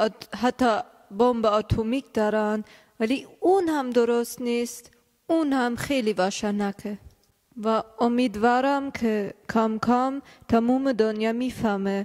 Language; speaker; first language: Persian; early bilingual, heritage; German